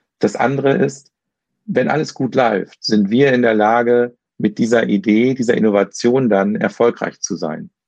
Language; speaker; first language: German; native; German